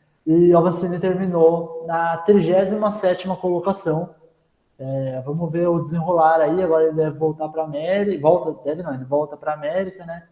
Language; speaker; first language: Portuguese; native; Portuguese